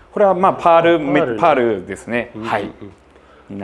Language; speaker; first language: Japanese; native; Japanese